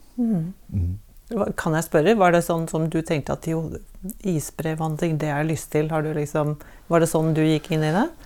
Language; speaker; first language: Norwegian; native; Norwegian